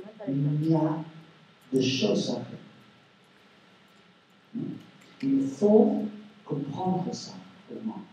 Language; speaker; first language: French; non-native, learner; Spanish